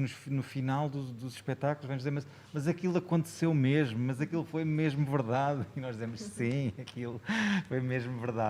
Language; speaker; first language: Portuguese; native; Portuguese